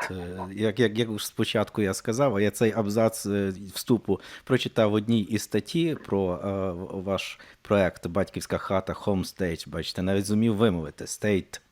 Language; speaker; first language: Ukrainian; native; Ukrainian